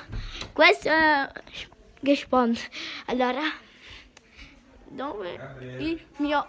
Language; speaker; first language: Italian; early bilingual, heritage; Italian